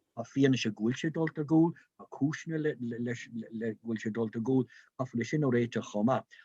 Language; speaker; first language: Irish; non-native, local second language; English